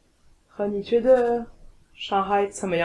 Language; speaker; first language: Chinese; non-native, learner; French